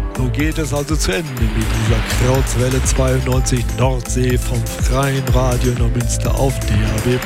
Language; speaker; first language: German; native; German